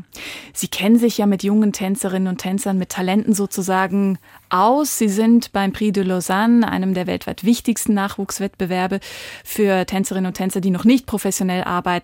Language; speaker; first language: German; native; German